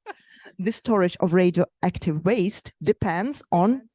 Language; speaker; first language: English; non-native, fluent; Russian